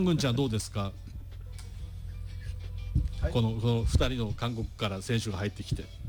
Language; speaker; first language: Japanese; native; Japanese